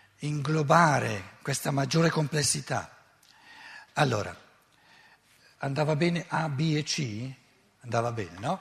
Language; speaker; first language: Italian; native; Italian